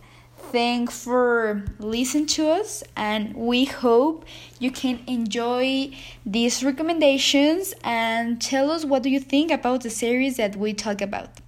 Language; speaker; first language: English; non-native, learner; Spanish